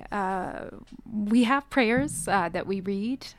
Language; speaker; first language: English; early bilingual, other home language; Persian